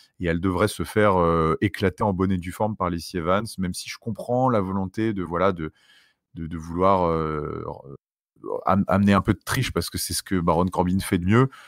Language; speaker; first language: French; native; French